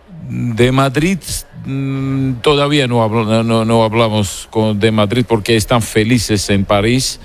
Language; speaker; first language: Spanish; non-native, fluent; Georgian